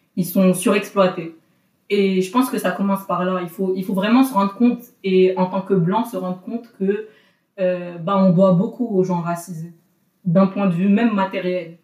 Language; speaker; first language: French; non-native, local second language; Arabic